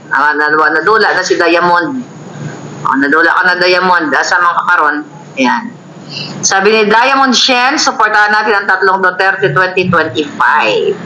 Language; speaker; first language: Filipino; non-native, local second language; Cebuano